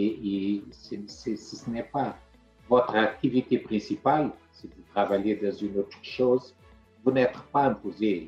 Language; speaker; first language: French; non-native, fluent; Portuguese